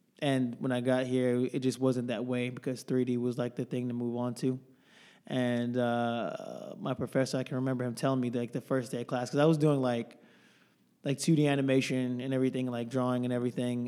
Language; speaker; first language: English; native; English